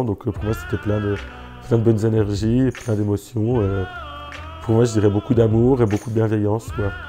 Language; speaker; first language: French; native; French